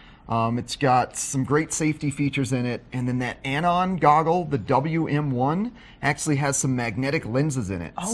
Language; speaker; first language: English; native; English